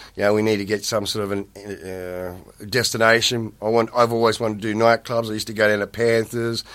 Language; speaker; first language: English; native; English